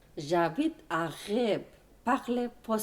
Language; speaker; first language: French; non-native, learner; Bangla